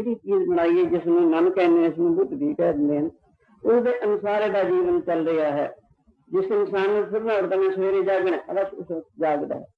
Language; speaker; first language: Hindi; non-native, local second language; Punjabi